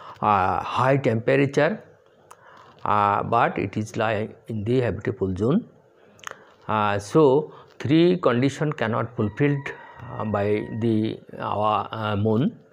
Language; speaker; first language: English; non-native, local second language; Bangla